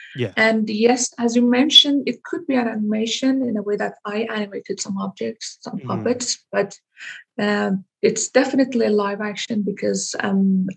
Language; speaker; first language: English; non-native, fluent; Persian